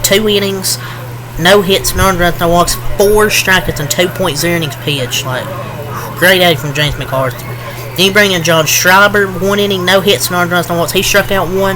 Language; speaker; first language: English; native; English